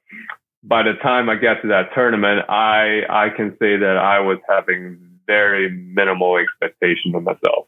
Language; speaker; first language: English; non-native, fluent; Chinese